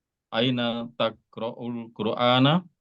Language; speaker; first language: Arabic; non-native, learner; Indonesian